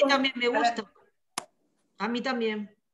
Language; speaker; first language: Spanish; native; Spanish